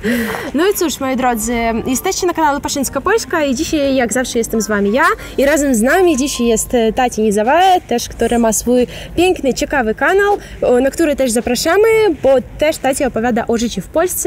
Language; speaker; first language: Polish; non-native, fluent; Ukrainian